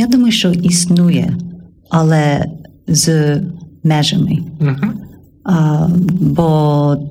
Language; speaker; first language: Ukrainian; non-native, learner; English